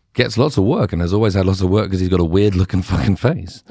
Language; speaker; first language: English; native; English